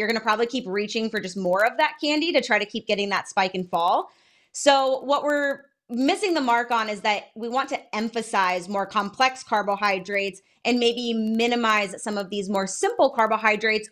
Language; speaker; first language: English; native; English